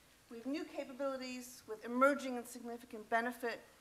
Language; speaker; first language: English; native; English